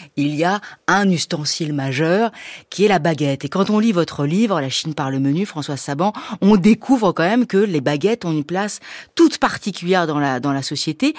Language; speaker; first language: French; native; French